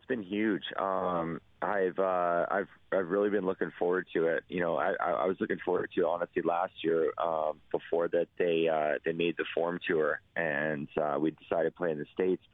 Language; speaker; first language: English; native; English